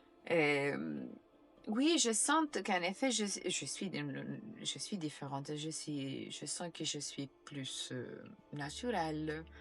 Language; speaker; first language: French; non-native, fluent; Italian